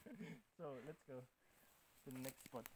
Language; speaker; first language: English; non-native, learner; German